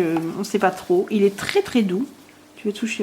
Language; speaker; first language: French; native; French